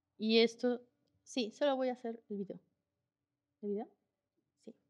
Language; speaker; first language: Spanish; native; Spanish